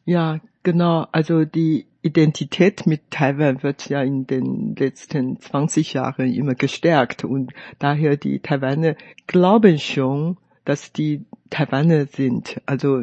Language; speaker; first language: German; non-native, fluent; Chinese